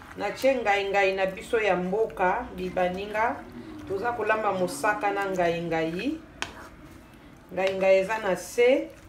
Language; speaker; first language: Lingala; native; Lingala